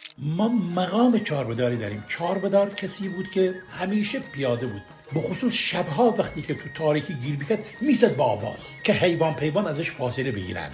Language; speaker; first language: Persian; native; Persian